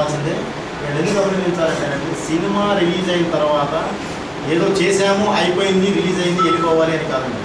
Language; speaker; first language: Telugu; native; Telugu